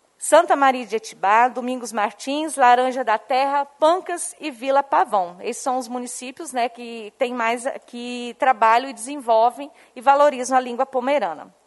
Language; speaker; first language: Portuguese; non-native, local second language; Low German